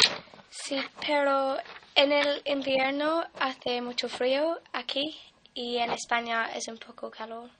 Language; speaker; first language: Spanish; non-native, learner; English